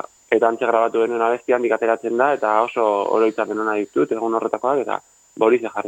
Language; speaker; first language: Basque; native; Basque